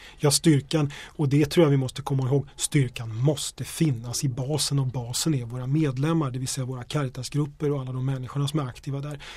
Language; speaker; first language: Swedish; native; Swedish